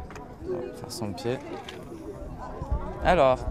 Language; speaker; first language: French; native; French